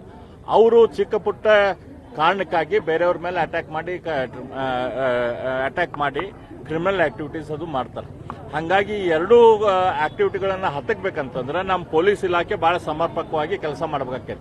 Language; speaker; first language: Kannada; native; Kannada